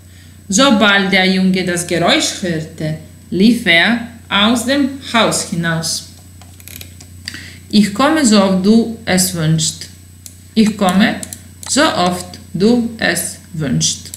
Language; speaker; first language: German; non-native, fluent; Serbian